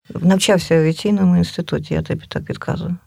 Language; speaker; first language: Ukrainian; native; Ukrainian